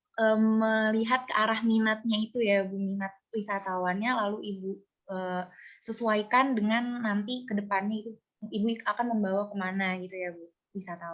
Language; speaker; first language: Indonesian; native; Indonesian